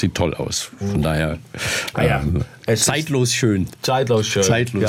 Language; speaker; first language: German; native; German